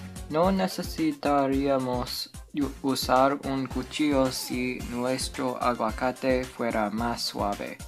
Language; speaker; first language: Spanish; non-native, learner; English